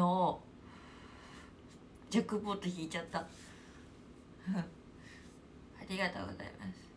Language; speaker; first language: Japanese; native; Japanese